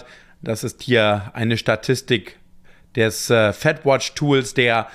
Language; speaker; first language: German; native; German